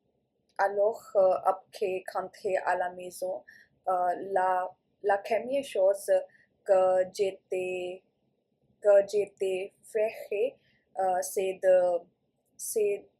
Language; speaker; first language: French; non-native, learner; Punjabi